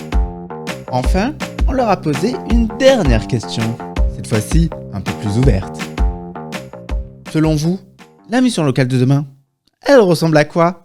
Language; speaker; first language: French; native; French